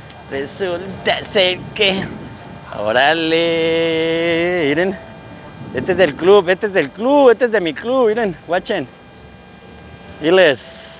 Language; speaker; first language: Spanish; native; Spanish